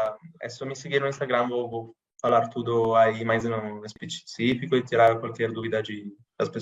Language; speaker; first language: Portuguese; non-native, fluent; Italian